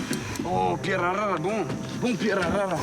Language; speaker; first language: Portuguese; non-native, learner; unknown